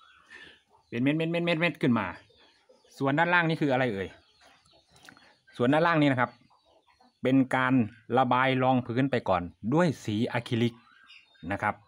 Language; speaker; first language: Thai; native; Thai